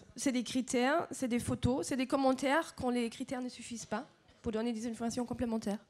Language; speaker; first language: French; non-native, fluent; German